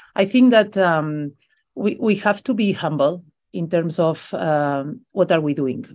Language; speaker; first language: English; non-native, fluent; Spanish